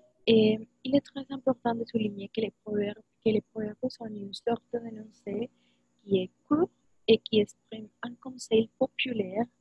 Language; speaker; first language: French; non-native, learner; Spanish